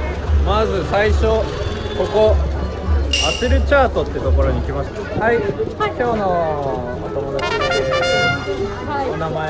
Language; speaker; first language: Japanese; native; Japanese